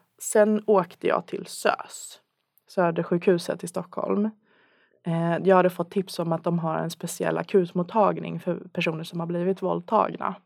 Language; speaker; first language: Swedish; native; Swedish